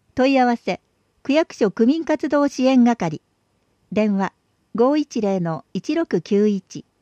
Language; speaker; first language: Japanese; native; Japanese